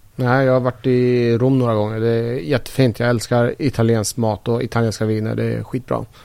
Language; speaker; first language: Swedish; early bilingual, other home language; Persian